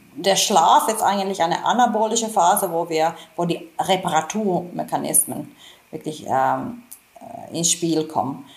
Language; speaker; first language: German; non-native, fluent; Finnish